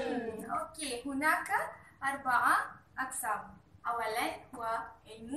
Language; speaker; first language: Arabic; non-native, learner; Malay